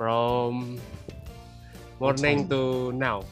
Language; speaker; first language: English; non-native, learner; Indonesian